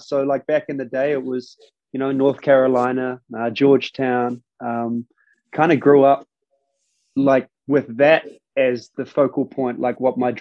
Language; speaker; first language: English; native; English